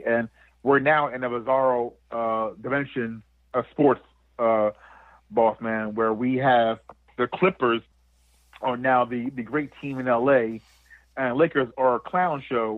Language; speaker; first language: English; native; English